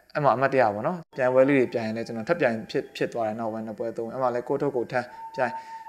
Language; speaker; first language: Burmese; non-native, local second language; Shan